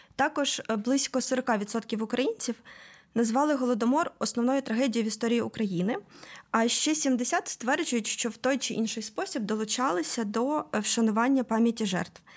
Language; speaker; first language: Ukrainian; native; Ukrainian